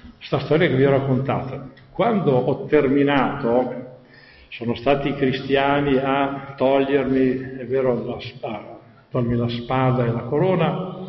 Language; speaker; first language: Italian; native; Italian